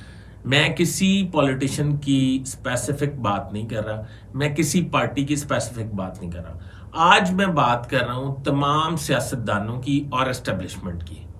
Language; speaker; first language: Urdu; native; Urdu